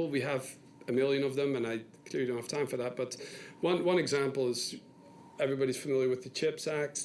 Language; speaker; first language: English; non-native, fluent; Dutch